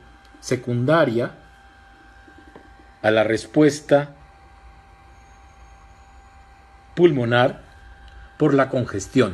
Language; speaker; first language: Spanish; native; Spanish